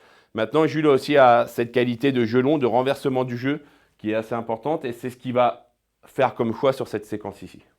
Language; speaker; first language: French; native; French